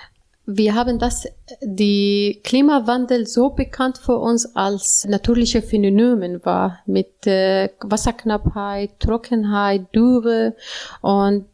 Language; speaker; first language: German; non-native, learner; Arabic